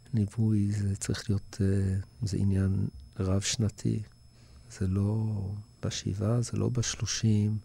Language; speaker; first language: Hebrew; early bilingual, other home language; English